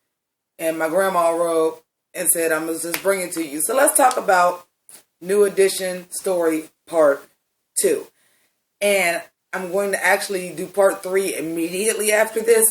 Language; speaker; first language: English; native; English